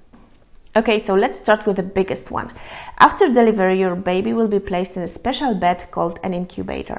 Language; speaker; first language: English; non-native, fluent; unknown